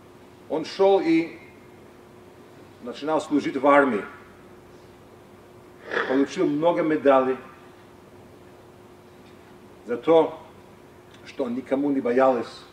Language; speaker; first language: Russian; non-native, fluent; English